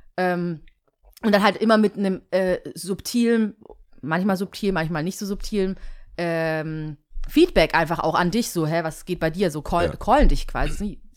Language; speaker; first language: German; early bilingual, other home language; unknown